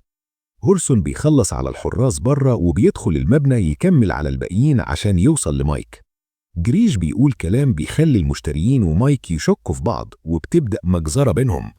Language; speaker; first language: Arabic; native; Arabic